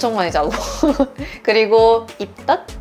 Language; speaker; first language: Korean; non-native, fluent; Swedish